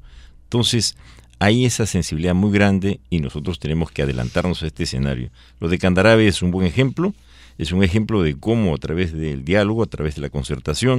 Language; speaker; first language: Spanish; native; Spanish